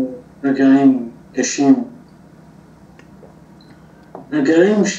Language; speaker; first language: Hebrew; non-native, local second language; Arabic